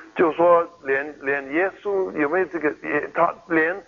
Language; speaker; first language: Chinese; non-native, fluent; English